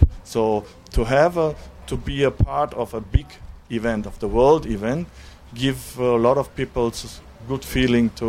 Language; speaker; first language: English; non-native, learner; German